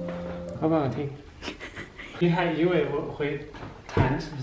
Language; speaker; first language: Chinese; non-native, fluent; Danish